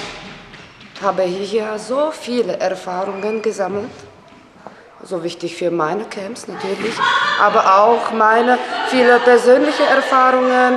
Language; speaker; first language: German; non-native, fluent; Czech